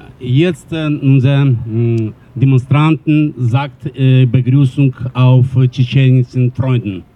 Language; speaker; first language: German; non-native, learner; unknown